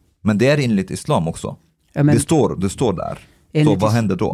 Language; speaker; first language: Swedish; early bilingual, other home language; Arabic